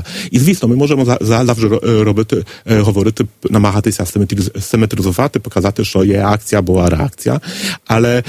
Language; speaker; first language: Polish; non-native, learner; Ukrainian